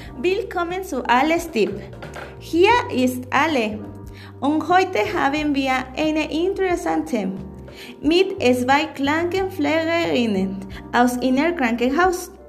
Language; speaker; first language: German; non-native, learner; Spanish